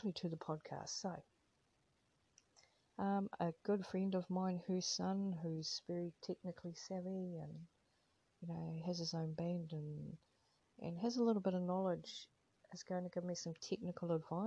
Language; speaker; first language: English; native; English